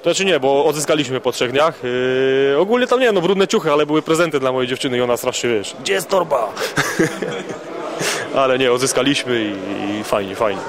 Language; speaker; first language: Polish; native; Polish